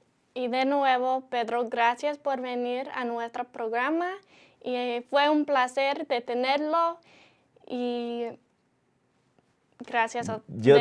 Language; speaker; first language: Spanish; non-native, learner; English